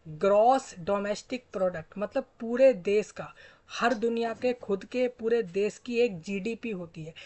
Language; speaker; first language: Hindi; native; Hindi